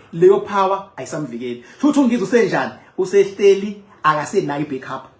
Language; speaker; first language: Zulu; native; Zulu